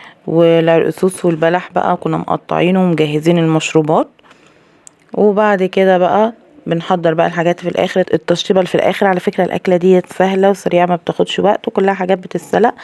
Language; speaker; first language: Arabic; native; Arabic